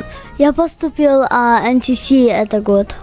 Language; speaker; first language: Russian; early bilingual, heritage; English